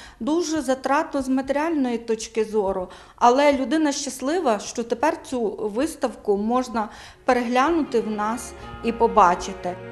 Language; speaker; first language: Ukrainian; native; Ukrainian